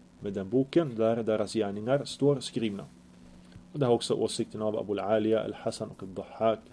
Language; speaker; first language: Swedish; early bilingual, other home language; Arabic